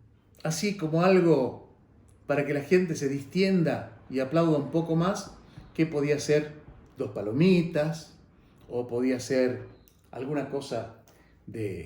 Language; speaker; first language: Spanish; native; Spanish